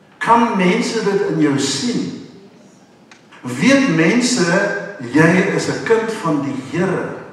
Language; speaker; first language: Afrikaans; non-native, local second language; English